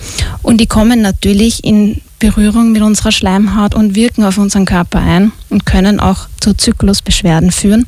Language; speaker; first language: German; native; German